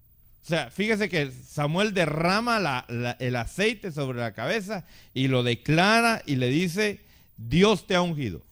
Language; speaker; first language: Spanish; native; Spanish